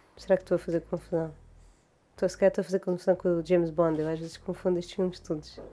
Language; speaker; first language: Portuguese; native; Portuguese